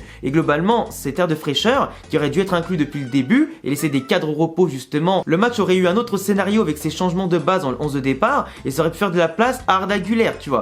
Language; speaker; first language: French; native; French